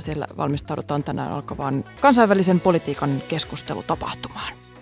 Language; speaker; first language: Finnish; native; Finnish